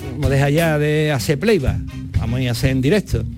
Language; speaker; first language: Spanish; native; Spanish